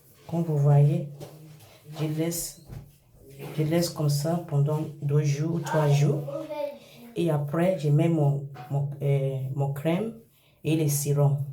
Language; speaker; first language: French; non-native, learner; English